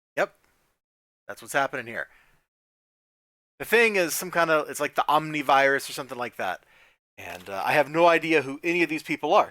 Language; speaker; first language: English; native; English